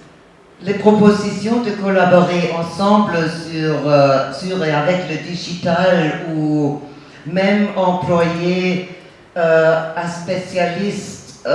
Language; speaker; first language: French; non-native, fluent; German